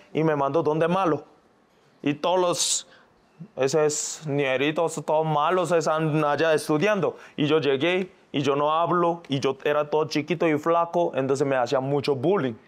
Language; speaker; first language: Spanish; non-native, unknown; Korean